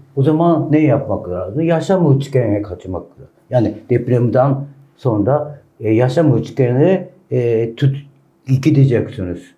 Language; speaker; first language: Turkish; non-native, learner; Japanese